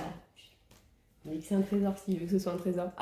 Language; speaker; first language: French; native; French